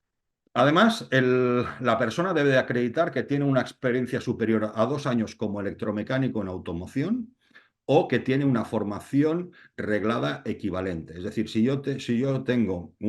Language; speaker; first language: Spanish; native; Spanish